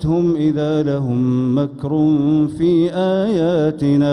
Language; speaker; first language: Arabic; native; Arabic